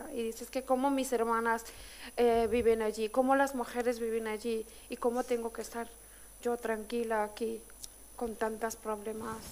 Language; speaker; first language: Spanish; non-native, fluent; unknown